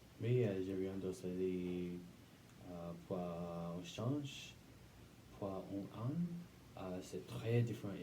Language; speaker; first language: French; non-native, learner; English